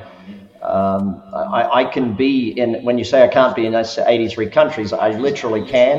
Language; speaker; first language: English; native; English